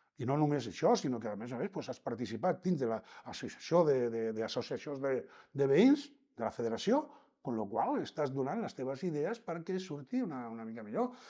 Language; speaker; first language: Catalan; non-native, local second language; Spanish